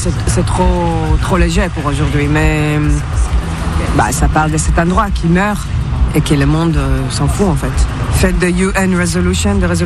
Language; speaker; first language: French; non-native, fluent; Hebrew